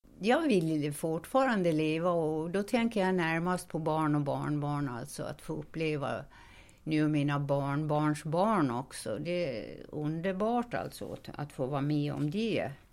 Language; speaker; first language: Swedish; native; Swedish